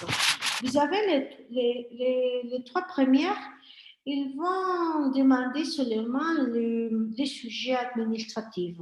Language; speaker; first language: French; non-native, fluent; Spanish